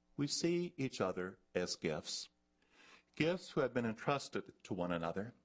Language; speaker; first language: English; native; English